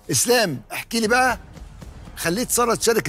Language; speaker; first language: Arabic; native; Arabic